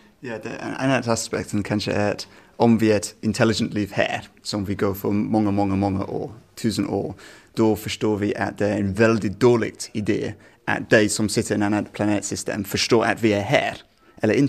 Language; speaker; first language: Swedish; non-native, fluent; English